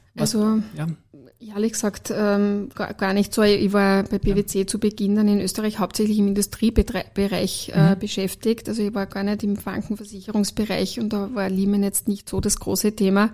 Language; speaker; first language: German; native; German